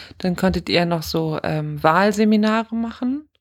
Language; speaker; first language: German; native; German